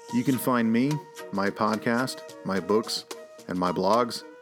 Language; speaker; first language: English; native; English